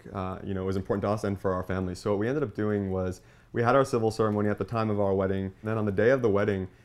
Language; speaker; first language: English; native; English